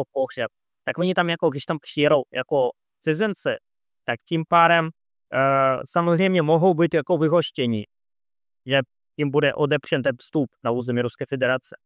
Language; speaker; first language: Czech; non-native, fluent; Russian